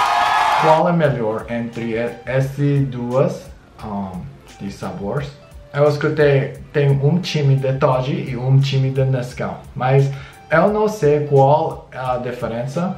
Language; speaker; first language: Portuguese; non-native, learner; English